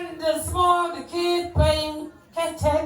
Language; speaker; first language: English; non-native, learner; Balinese